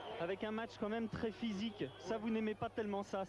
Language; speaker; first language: French; native; French